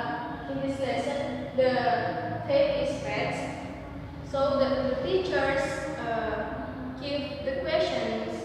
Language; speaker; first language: English; non-native, learner; Indonesian